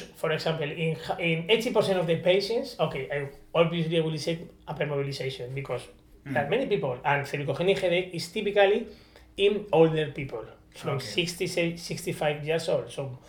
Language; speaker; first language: English; non-native, learner; Spanish